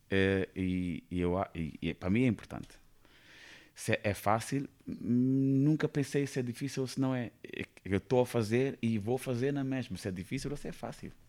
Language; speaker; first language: Portuguese; non-native, fluent; Kabuverdianu